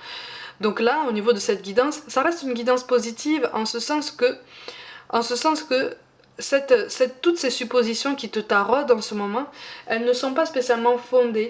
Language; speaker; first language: French; native; French